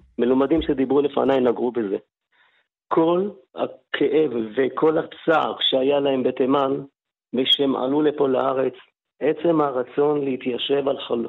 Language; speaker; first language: Hebrew; non-native, fluent; Arabic